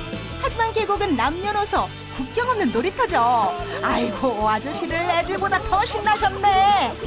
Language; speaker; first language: Korean; native; Korean